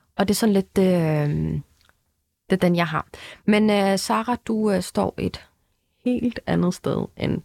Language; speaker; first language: Danish; early bilingual, other home language; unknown